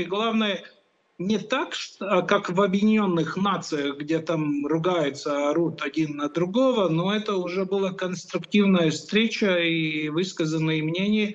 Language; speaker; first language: Russian; non-native, local second language; Latvian